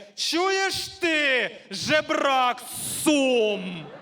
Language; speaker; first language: Ukrainian; native; Ukrainian